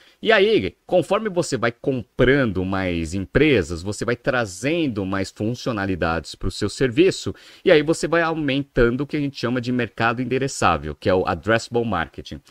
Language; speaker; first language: Portuguese; native; Portuguese